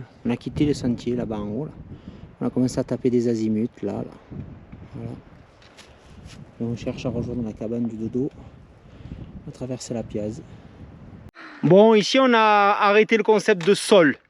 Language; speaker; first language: French; native; French